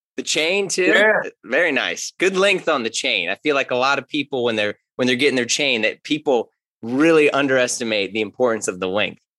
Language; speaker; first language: English; native; English